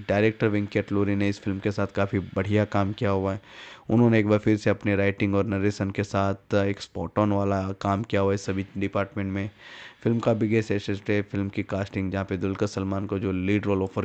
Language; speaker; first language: Hindi; native; Hindi